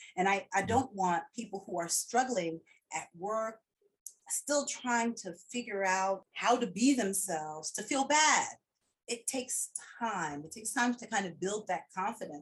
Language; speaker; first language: English; early bilingual, other home language; Spanish